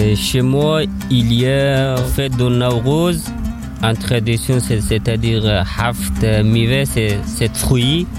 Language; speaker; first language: French; non-native, learner; Persian